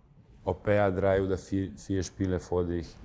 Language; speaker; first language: German; non-native, fluent; Croatian